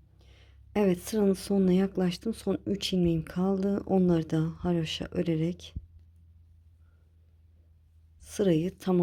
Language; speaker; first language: Turkish; native; Turkish